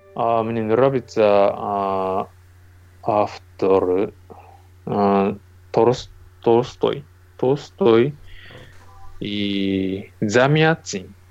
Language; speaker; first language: Russian; non-native, learner; Japanese